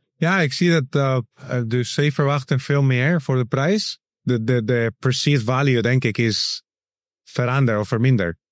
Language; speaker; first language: Dutch; non-native, learner; Spanish